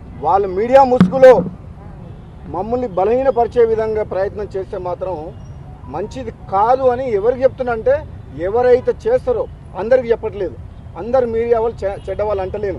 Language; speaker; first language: Telugu; native; Telugu